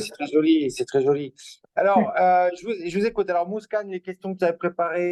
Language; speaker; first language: French; native; French